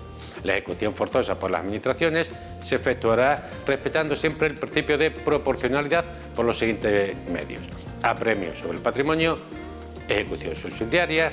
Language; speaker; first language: Spanish; native; Spanish